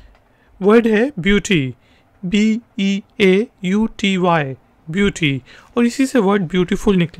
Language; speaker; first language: Hindi; non-native, local second language; Punjabi